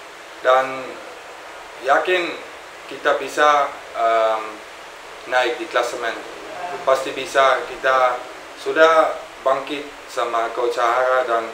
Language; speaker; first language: Indonesian; non-native, fluent; Dutch